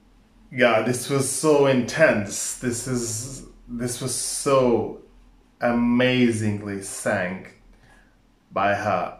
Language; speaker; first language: English; non-native, fluent; Portuguese